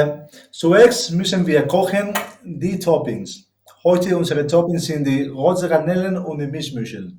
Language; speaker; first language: German; non-native, learner; Spanish